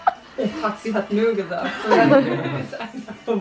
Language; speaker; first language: German; native; German